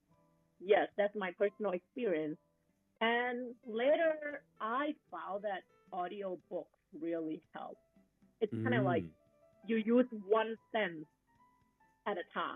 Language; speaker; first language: English; non-native, fluent; Thai